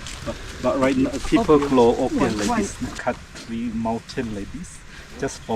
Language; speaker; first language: English; non-native, learner; Thai